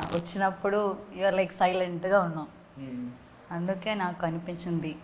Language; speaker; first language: Telugu; non-native, learner; Malayalam